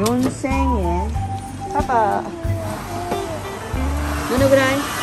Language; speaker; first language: Japanese; non-native, fluent; Filipino